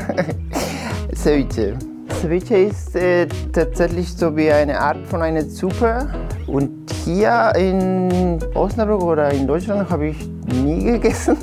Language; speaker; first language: German; non-native, fluent; Spanish